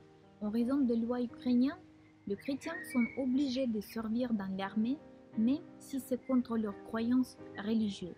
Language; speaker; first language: French; non-native, fluent; Russian